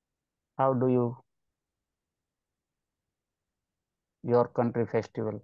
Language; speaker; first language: English; non-native, learner; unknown